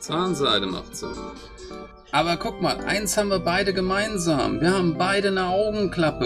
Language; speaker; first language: German; native; German